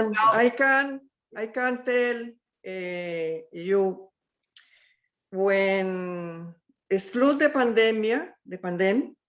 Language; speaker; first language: English; non-native, learner; Spanish